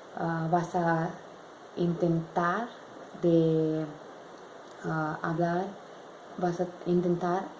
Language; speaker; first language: Spanish; non-native, learner; English